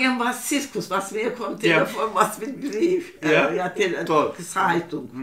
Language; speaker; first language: German; non-native, learner; Turkish